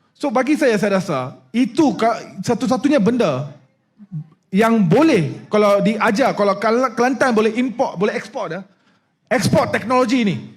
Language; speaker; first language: Malay; non-native, local second language; Punjabi